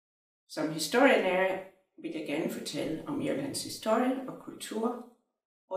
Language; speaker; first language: Danish; non-native, local second language; Irish